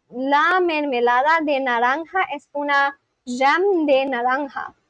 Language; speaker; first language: Spanish; non-native, learner; English